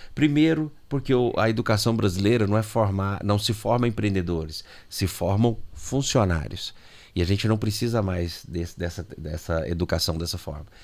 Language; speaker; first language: Portuguese; native; Portuguese